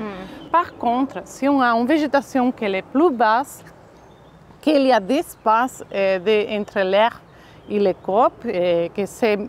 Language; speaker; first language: French; non-native, fluent; Catalan